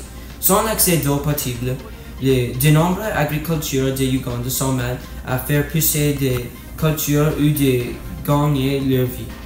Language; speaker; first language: French; non-native, learner; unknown